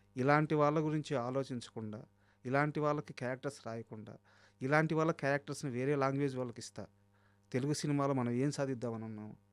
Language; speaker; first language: Telugu; native; Telugu